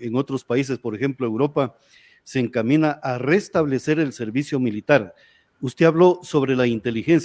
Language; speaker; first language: Spanish; native; Spanish